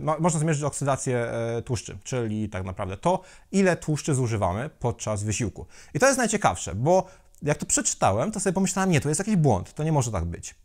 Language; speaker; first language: Polish; native; Polish